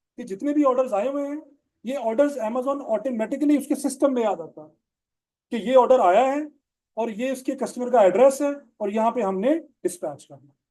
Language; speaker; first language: Urdu; non-native, local second language; Punjabi